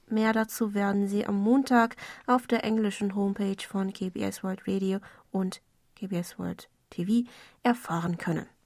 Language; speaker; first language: German; non-native, fluent; Korean